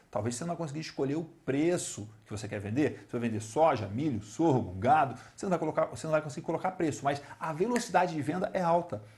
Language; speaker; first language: Portuguese; native; Portuguese